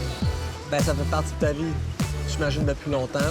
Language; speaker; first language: French; native; French